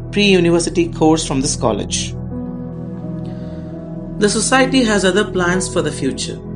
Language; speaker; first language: English; non-native, local second language; Tamil